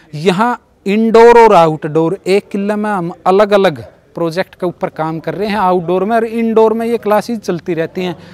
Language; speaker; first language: Hindi; native; Hindi